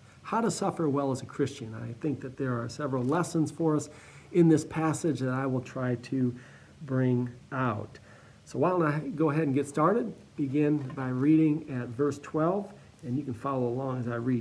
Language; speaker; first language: English; native; English